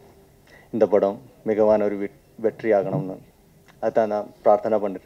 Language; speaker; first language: Tamil; non-native, learner; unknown